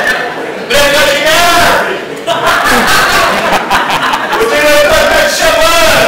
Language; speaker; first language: Portuguese; native; Portuguese